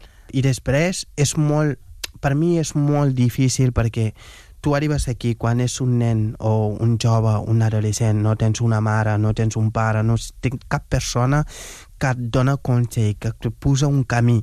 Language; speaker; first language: Catalan; non-native, fluent; Wolof